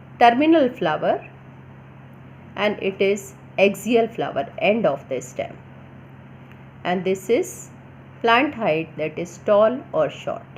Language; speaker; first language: English; non-native, local second language; Gujarati